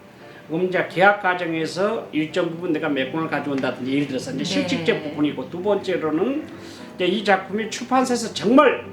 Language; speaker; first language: Korean; native; Korean